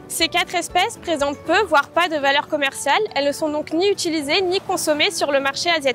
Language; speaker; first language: French; native; French